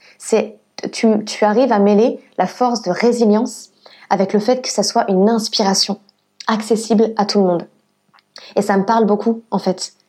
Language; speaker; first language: French; native; French